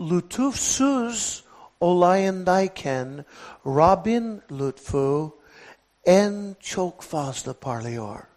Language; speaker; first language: Turkish; non-native, fluent; English